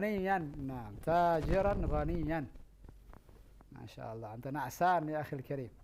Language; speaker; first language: Arabic; non-native, fluent; Indonesian